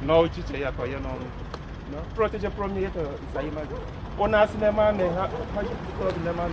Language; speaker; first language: Czech; non-native, learner; English